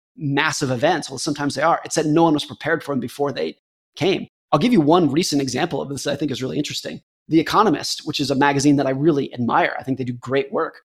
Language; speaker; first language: English; native; English